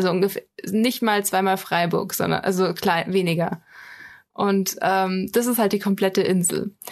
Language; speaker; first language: German; native; German